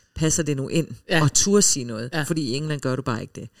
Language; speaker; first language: Danish; early bilingual, heritage; Danish